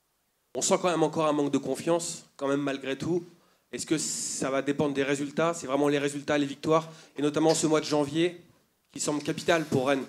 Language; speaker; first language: French; native; French